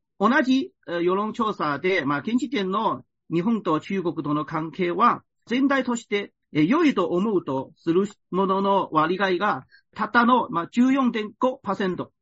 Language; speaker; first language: Japanese; non-native, fluent; Chinese